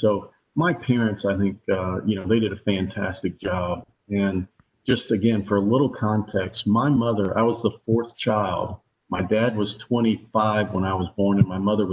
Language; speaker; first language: English; native; English